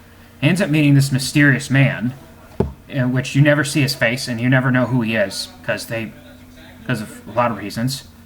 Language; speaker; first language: English; native; English